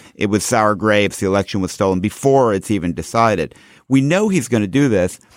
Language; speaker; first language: English; native; English